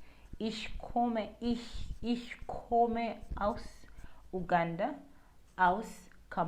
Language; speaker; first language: German; non-native, learner; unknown